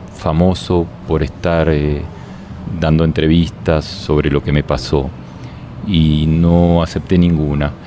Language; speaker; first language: Spanish; native; Spanish